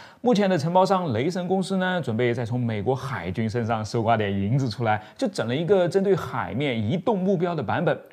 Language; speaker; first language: Chinese; native; Chinese